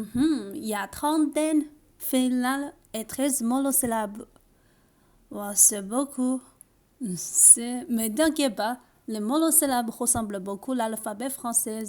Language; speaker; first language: French; non-native, learner; Chinese